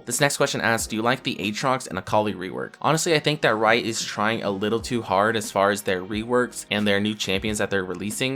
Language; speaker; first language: English; native; English